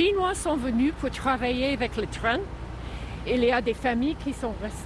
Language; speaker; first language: French; non-native, fluent; English